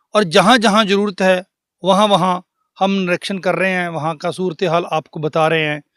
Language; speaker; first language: Hindi; non-native, local second language; Punjabi